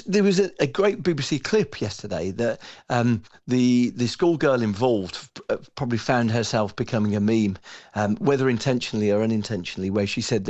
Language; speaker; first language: English; native; English